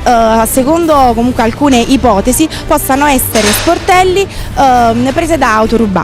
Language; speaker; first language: Italian; native; Italian